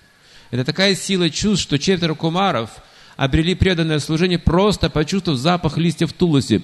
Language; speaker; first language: Russian; native; Russian